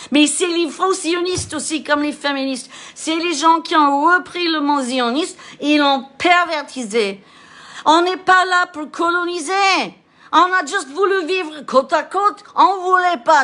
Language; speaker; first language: French; non-native, fluent; English